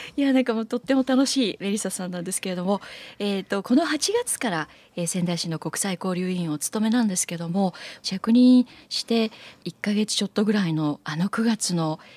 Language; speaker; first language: Japanese; native; Japanese